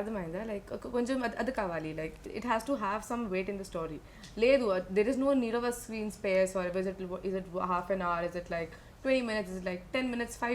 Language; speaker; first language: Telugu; non-native, learner; Malayalam